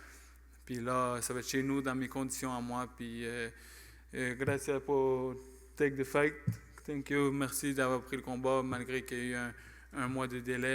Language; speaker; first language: French; native; French